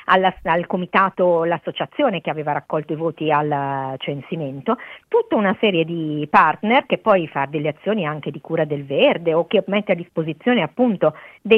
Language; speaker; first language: Italian; native; Italian